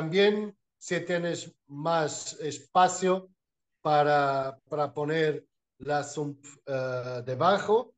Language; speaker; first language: Spanish; non-native, fluent; Portuguese